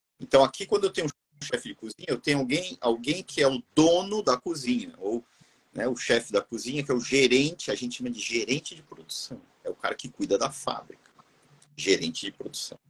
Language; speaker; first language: Portuguese; native; Portuguese